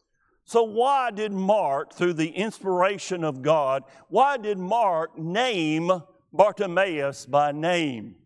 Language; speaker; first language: English; native; English